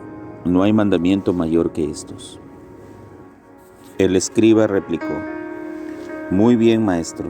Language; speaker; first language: Spanish; native; Spanish